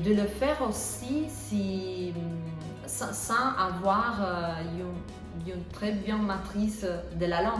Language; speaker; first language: French; non-native, learner; Italian